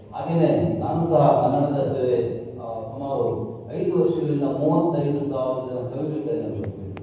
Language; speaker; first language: Kannada; native; Kannada